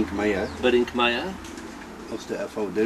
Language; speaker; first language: German; native; German